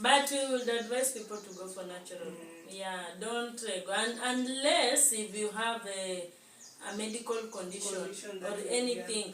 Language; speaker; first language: English; non-native, local second language; Swahili